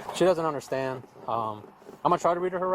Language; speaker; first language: English; native; English